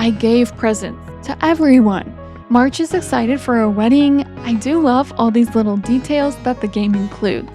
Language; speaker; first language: English; native; English